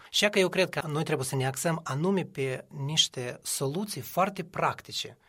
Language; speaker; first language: Romanian; non-native, local second language; Russian